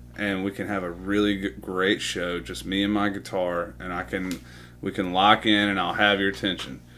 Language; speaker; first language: English; native; English